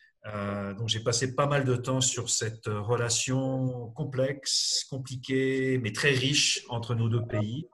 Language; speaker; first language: French; non-native, fluent; English